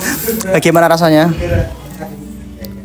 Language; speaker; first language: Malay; non-native, local second language; Javanese